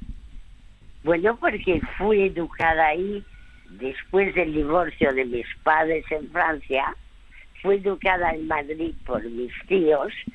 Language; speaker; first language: Spanish; early bilingual, other home language; French